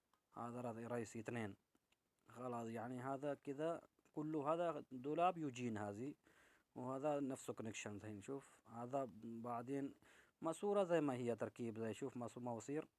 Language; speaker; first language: Arabic; non-native, learner; Urdu